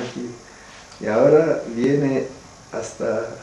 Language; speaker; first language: Spanish; non-native, learner; Romanian